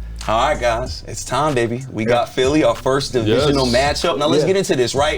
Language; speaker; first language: English; native; English